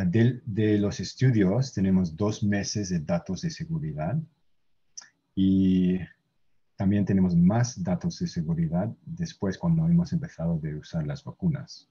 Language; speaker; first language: Spanish; non-native, fluent; English